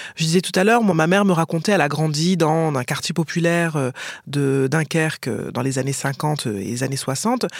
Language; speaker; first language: French; native; French